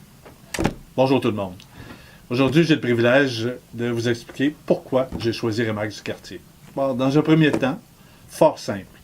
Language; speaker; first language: French; native; French